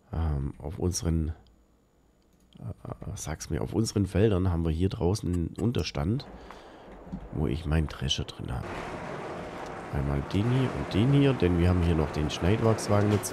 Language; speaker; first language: German; native; German